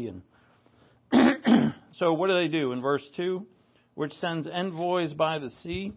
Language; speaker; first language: English; native; English